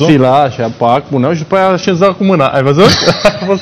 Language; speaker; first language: Romanian; native; Romanian